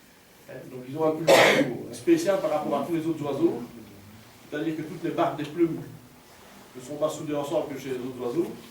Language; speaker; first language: French; native; French